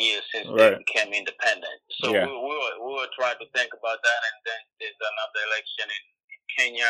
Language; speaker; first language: English; non-native, local second language; Swahili